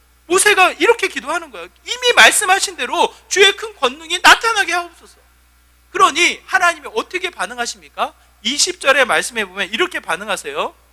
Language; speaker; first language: Korean; native; Korean